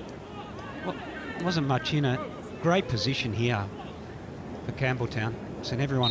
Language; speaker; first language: English; native; English